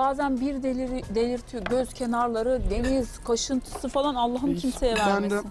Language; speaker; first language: Turkish; native; Turkish